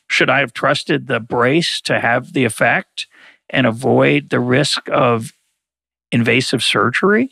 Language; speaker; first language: English; native; English